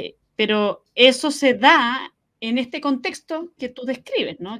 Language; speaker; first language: Spanish; native; Spanish